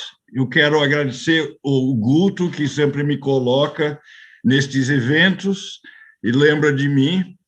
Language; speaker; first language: Portuguese; non-native, fluent; English